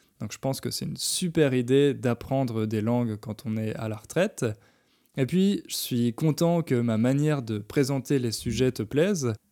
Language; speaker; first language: French; native; French